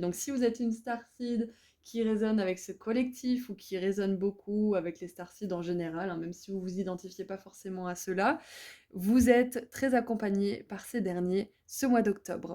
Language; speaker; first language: French; native; French